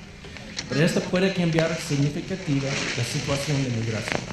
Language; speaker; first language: Spanish; non-native, fluent; English